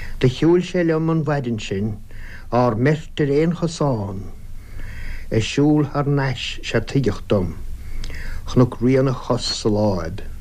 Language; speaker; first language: Irish; native; Irish